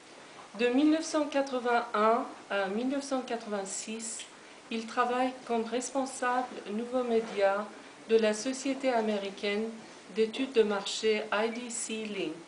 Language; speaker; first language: French; non-native, fluent; Persian